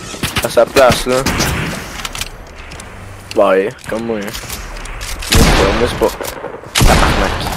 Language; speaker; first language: French; native; French